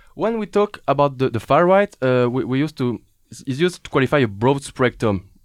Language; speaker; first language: English; non-native, fluent; French